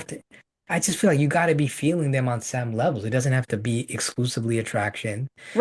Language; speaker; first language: English; native; English